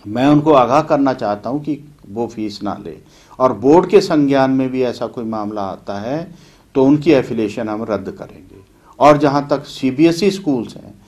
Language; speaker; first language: Hindi; native; Hindi